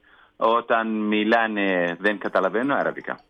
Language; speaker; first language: Greek; non-native, learner; Kurdish